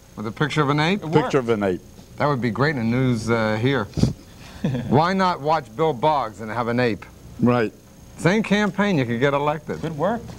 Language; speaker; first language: English; native; English